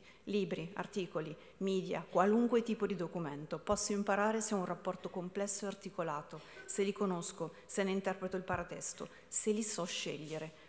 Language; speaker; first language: Italian; native; Italian